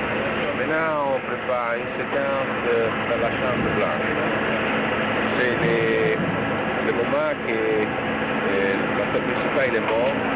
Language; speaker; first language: French; non-native, learner; Italian